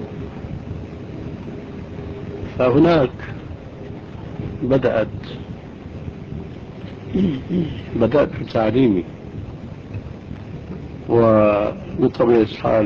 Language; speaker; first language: Arabic; early bilingual, other home language; Albanian